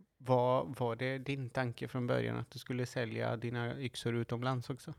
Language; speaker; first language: Swedish; non-native, fluent; Spanish